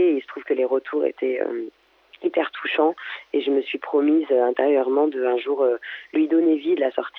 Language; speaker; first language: French; native; French